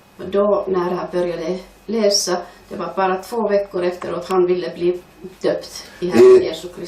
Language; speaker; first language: Swedish; non-native, fluent; Finnish